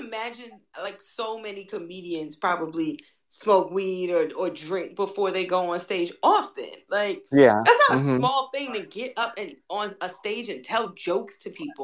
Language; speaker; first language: English; native; English